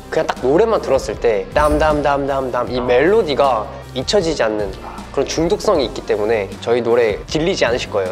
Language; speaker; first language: Korean; native; Korean